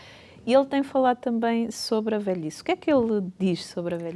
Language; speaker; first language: Portuguese; native; Portuguese